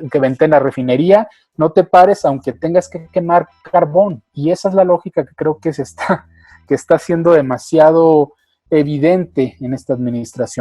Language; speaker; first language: Spanish; native; Spanish